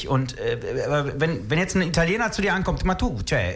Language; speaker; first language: German; native; German